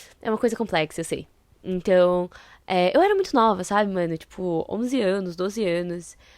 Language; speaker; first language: Portuguese; native; Portuguese